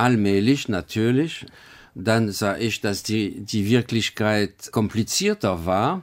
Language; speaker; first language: German; non-native, fluent; French